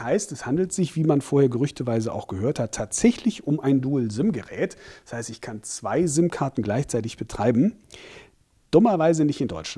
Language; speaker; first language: German; native; German